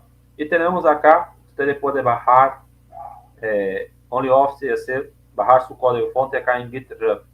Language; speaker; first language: Spanish; non-native, learner; Portuguese